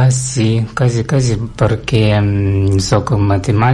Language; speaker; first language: Catalan; non-native, learner; Russian